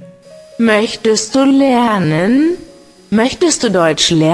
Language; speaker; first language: German; non-native, learner; Vietnamese